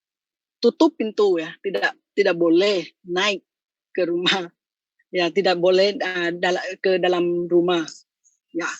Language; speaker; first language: Indonesian; non-native, fluent; Thai